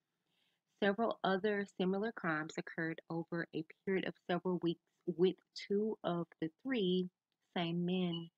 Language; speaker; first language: English; native; English